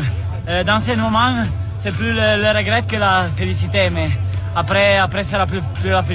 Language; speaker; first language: French; non-native, learner; Italian